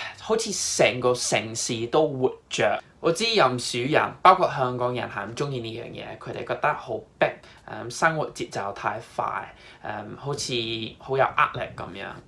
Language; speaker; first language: Cantonese; non-native, fluent; English